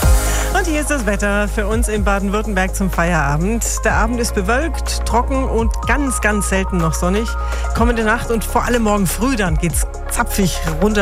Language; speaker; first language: German; native; German